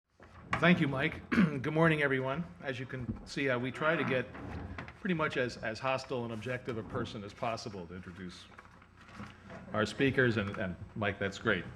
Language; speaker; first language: English; native; English